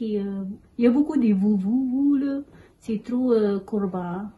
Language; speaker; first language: French; non-native, learner; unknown